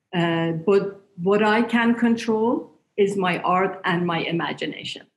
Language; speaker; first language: English; non-native, fluent; Persian